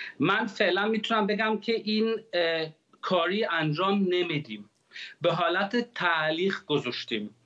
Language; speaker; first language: Persian; early bilingual, heritage; Persian